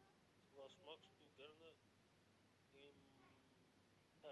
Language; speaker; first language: German; non-native, learner; Macedonian